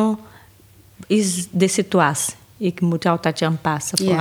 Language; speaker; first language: Dutch; non-native, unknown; Portuguese